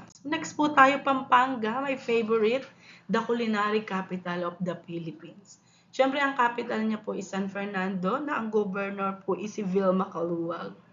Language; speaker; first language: Filipino; non-native, local second language; Pampanga